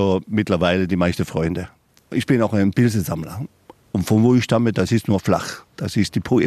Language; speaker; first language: German; non-native, fluent; Italian